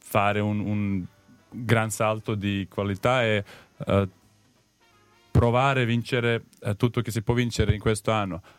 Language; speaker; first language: Italian; non-native, learner; Serbian